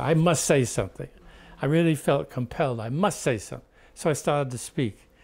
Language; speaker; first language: English; native; English